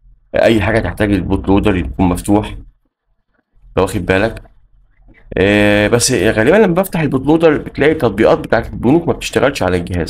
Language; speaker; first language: Arabic; native; Arabic